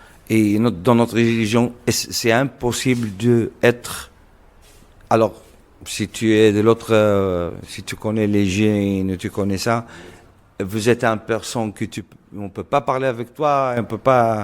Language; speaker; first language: French; non-native, local second language; Arabic